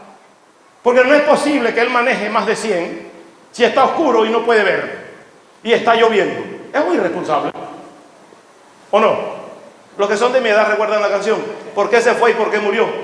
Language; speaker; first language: Spanish; native; Spanish